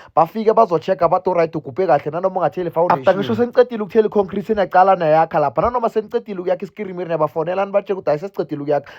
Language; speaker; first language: Zulu; non-native, local second language; South Ndebele